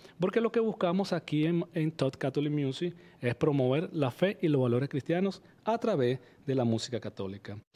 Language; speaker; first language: Spanish; native; Spanish